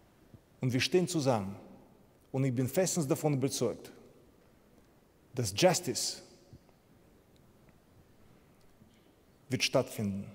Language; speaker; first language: German; non-native, fluent; Ukrainian